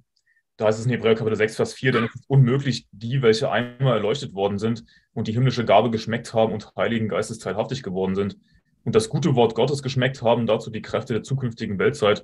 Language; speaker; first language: German; native; German